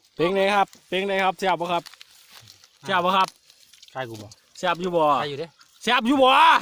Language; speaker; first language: Thai; native; Thai